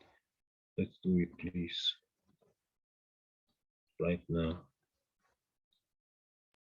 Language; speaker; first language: English; non-native, fluent; Spanish